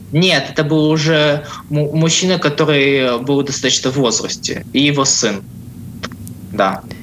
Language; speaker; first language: Russian; native; Russian